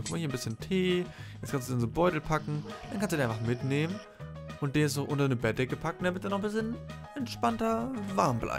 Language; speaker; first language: German; native; German